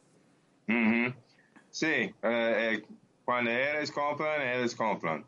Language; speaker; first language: Portuguese; non-native, learner; English